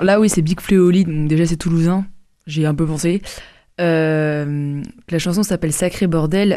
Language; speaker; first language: French; native; French